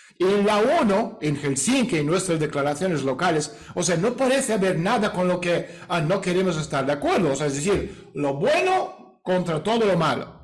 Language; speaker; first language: Spanish; non-native, fluent; Russian